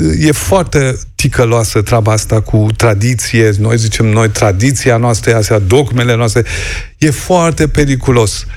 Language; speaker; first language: Romanian; non-native, fluent; Persian